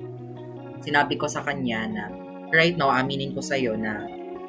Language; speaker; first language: English; non-native, local second language; Cebuano